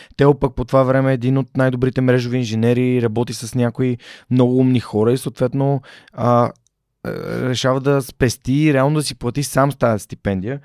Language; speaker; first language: Bulgarian; native; Bulgarian